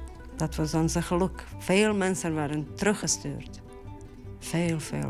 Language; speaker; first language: Dutch; non-native, fluent; Bosnian